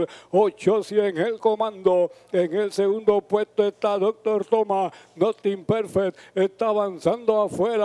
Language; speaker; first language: Spanish; native; Spanish